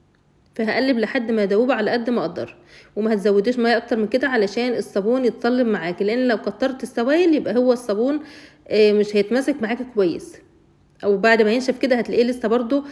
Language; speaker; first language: Arabic; native; Arabic